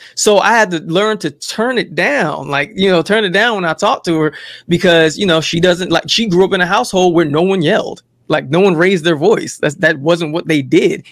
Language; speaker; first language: English; native; English